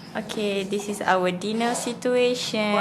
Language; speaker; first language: English; non-native, local second language; Malay